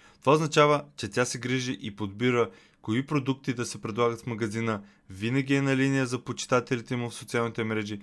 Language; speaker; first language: Bulgarian; native; Bulgarian